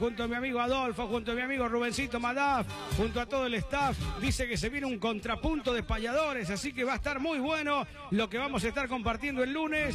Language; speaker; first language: Spanish; native; Spanish